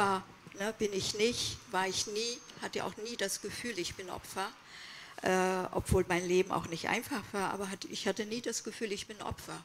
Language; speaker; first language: German; early bilingual, other home language; Kurdish